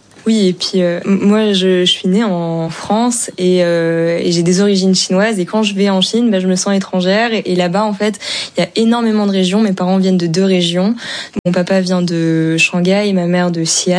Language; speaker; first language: French; early bilingual, other home language; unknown